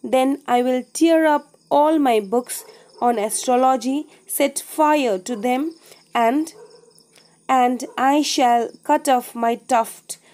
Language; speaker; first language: English; non-native, local second language; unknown